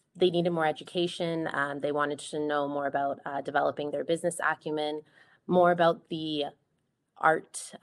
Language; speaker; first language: English; native; English